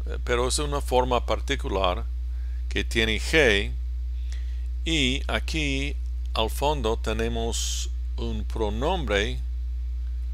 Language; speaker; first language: Spanish; non-native, fluent; English